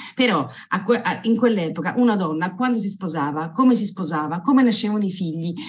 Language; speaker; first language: Italian; native; Italian